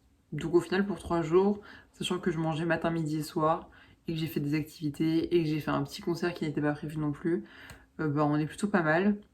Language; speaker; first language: French; native; French